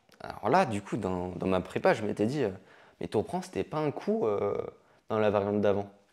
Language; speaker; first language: French; native; French